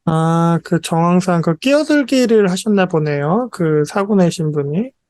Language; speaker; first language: Korean; native; Korean